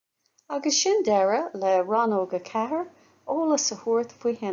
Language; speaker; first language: Irish; non-native, local second language; English